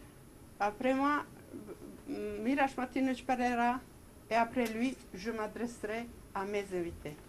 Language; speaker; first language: French; non-native, fluent; Serbian